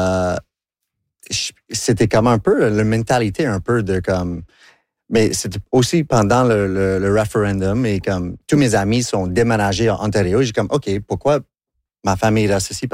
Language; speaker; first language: French; non-native, local second language; English